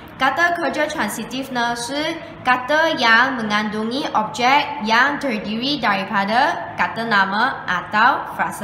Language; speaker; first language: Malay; non-native, local second language; Chinese